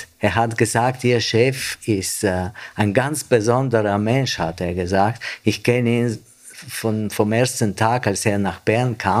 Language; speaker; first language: German; non-native, fluent; Bulgarian